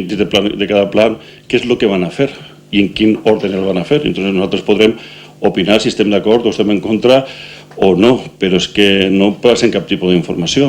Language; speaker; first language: Catalan; native; Catalan